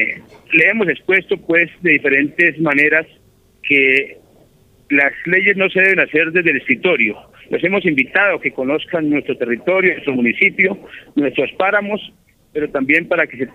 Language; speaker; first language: Spanish; native; Spanish